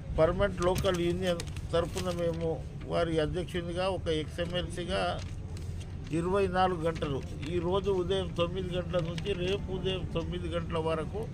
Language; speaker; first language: Telugu; non-native, local second language; Lambadi